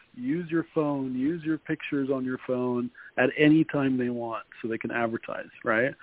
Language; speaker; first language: English; native; English